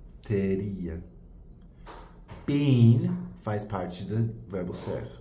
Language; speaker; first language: Portuguese; non-native, fluent; English